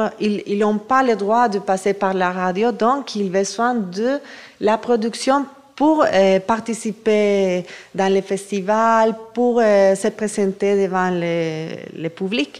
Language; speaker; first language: French; non-native, fluent; Spanish